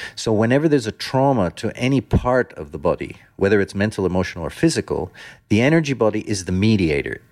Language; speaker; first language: English; non-native, fluent; Dutch